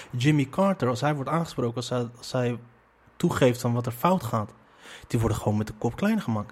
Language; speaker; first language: Dutch; early bilingual, other home language; Arabic